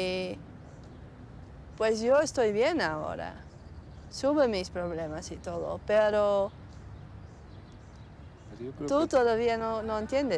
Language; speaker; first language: Spanish; non-native, learner; Dutch